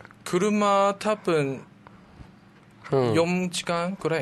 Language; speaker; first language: Japanese; non-native, learner; Chinese